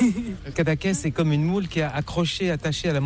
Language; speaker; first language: French; native; French